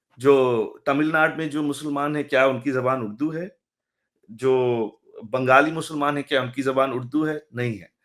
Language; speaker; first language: Hindi; early bilingual, heritage; Urdu